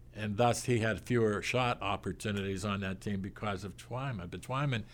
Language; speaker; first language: English; native; English